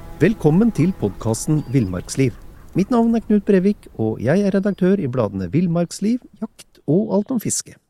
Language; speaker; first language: Norwegian; native; Norwegian